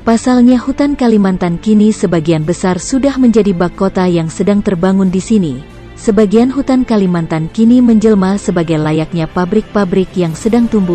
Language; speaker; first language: Indonesian; native; Indonesian